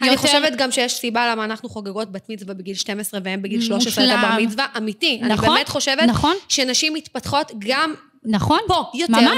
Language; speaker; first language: Hebrew; native; Hebrew